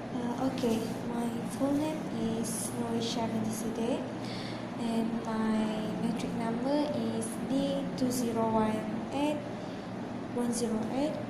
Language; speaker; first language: English; non-native, local second language; Malay